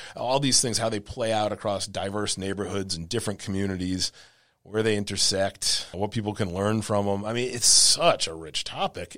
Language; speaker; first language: English; native; English